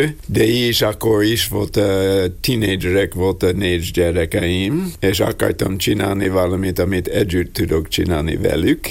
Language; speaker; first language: Hungarian; non-native, learner; English